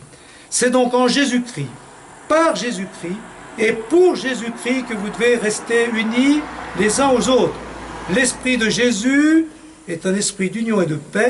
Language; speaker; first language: French; native; French